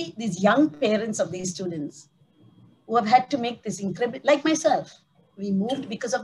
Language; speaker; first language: English; non-native, local second language; Tamil